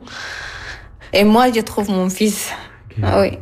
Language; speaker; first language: French; non-native, learner; Arabic